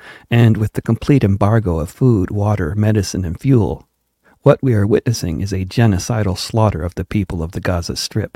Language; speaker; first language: English; native; English